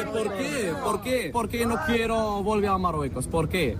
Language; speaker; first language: Spanish; non-native, learner; Arabic